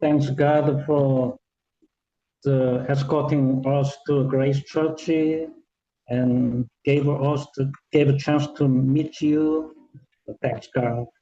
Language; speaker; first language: English; non-native, learner; Korean